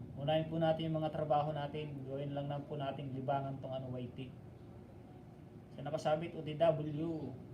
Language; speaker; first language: Filipino; non-native, local second language; Bikol